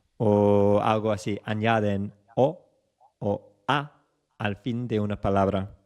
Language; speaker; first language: Spanish; non-native, fluent; English